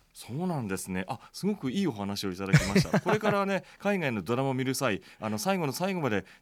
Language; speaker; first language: Japanese; native; Japanese